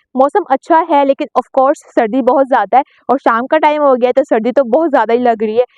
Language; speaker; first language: Urdu; native; Urdu